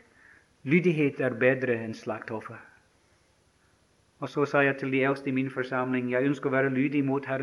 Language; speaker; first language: Norwegian; non-native, fluent; English